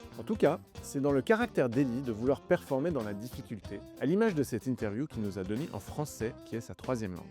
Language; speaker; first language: French; native; French